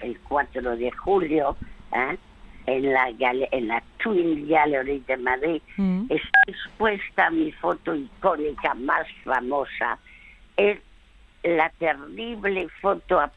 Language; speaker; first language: Spanish; early bilingual, other home language; French